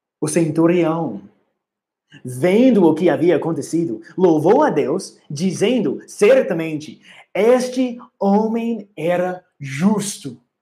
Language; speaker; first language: Portuguese; non-native, learner; English